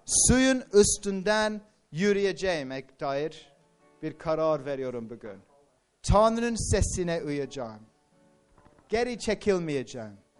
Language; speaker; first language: Turkish; non-native, fluent; English